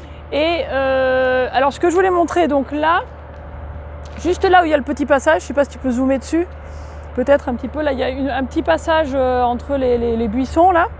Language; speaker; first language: French; native; French